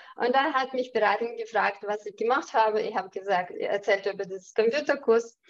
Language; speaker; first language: German; non-native, fluent; Russian